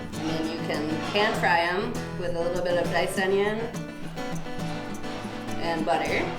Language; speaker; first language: English; native; English